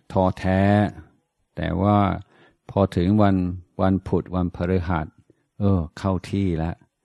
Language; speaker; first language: Thai; non-native, fluent; English